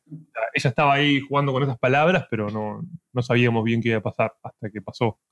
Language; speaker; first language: Spanish; native; Spanish